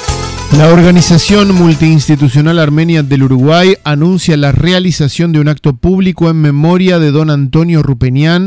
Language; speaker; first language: Spanish; native; Spanish